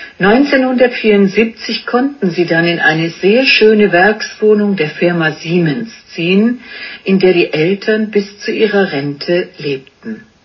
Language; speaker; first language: German; native; German